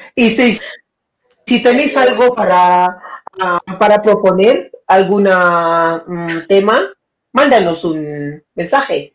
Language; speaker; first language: Spanish; non-native, fluent; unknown